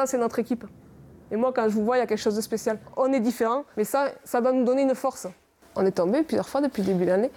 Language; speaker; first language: French; native; French